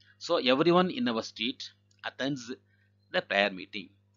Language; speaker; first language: English; non-native, local second language; Tamil